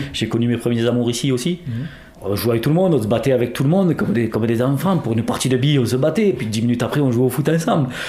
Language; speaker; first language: French; native; French